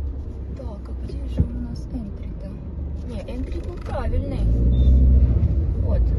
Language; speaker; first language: Russian; native; Russian